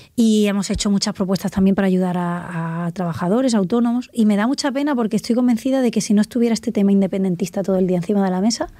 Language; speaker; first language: Spanish; native; Spanish